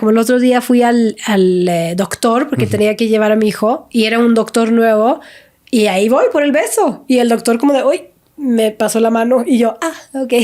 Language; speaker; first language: Spanish; non-native, fluent; Swedish